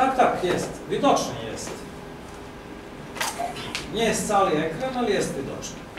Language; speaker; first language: Polish; non-native, fluent; Serbian